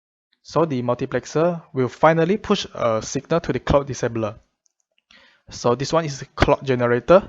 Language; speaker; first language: English; non-native, fluent; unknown